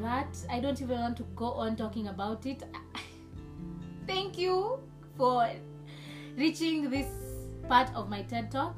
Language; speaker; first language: English; non-native, local second language; Swahili